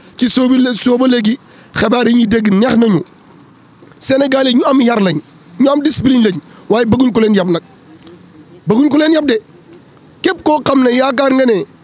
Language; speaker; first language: Wolof; native; Wolof